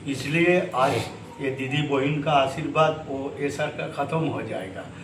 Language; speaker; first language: Hindi; non-native, local second language; Bangla